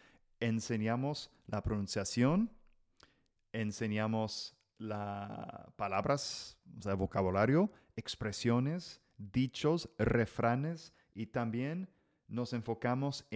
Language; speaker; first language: Spanish; non-native, fluent; English